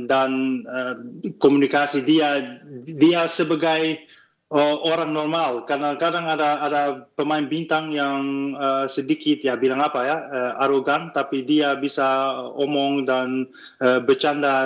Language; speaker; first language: Indonesian; non-native, fluent; Dutch